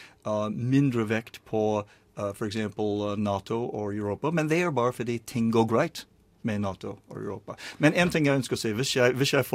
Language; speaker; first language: Norwegian; non-native, learner; English